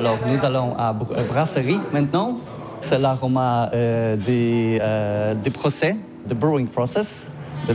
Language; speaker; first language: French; non-native, learner; Polish